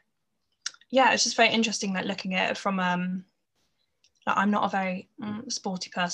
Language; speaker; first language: English; native; English